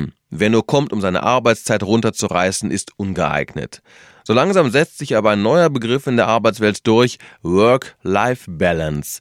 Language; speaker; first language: German; native; German